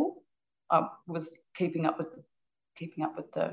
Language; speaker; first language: English; native; English